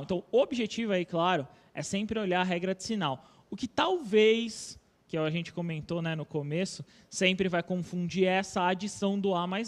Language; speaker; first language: Portuguese; native; Portuguese